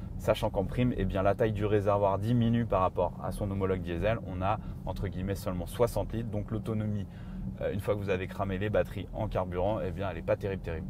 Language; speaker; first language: French; native; French